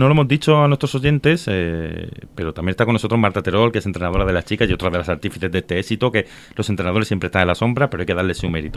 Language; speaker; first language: Spanish; native; Spanish